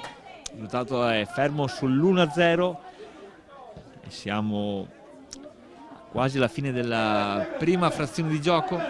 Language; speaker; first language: Italian; native; Italian